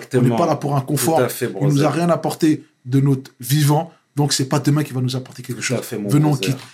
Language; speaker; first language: French; native; French